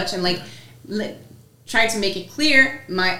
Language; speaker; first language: English; non-native, fluent; French